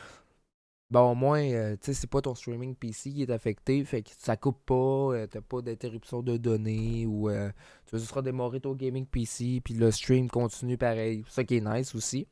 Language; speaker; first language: French; native; French